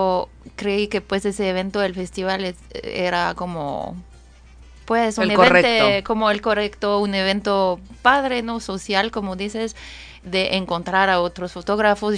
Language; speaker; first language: Spanish; non-native, fluent; English